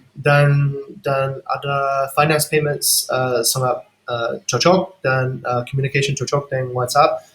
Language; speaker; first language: Indonesian; non-native, fluent; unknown